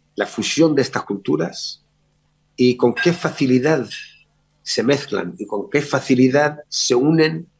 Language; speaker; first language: Spanish; early bilingual, other home language; Hebrew